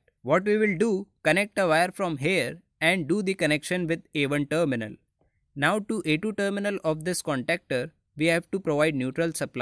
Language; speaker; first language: English; non-native, local second language; Hindi